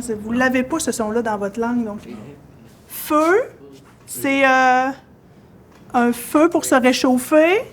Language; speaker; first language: French; native; French